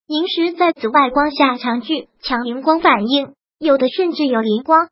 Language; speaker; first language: Chinese; native; Chinese